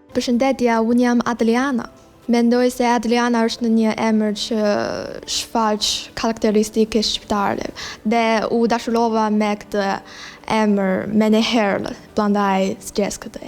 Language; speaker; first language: Albanian; non-native, learner; Chinese